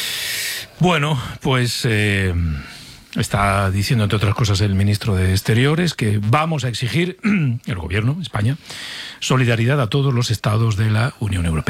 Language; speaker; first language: Spanish; native; Spanish